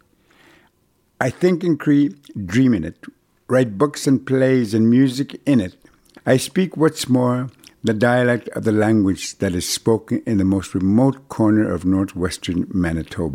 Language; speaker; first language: English; non-native, fluent; Cree